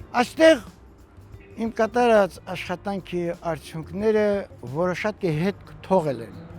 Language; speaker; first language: Armenian; native; Armenian